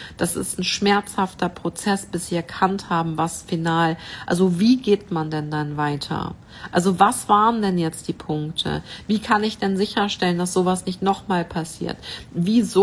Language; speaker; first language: German; native; German